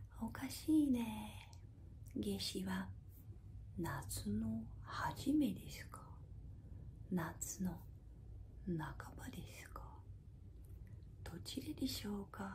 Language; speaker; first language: Japanese; non-native, fluent; English